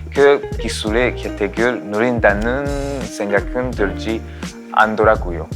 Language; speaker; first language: Korean; non-native, fluent; Rundi